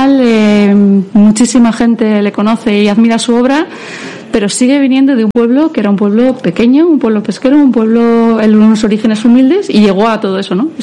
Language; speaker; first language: Spanish; native; Spanish